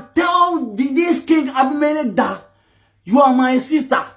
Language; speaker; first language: English; non-native, local second language; Yoruba